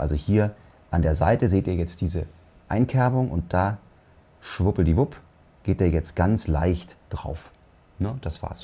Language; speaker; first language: German; native; German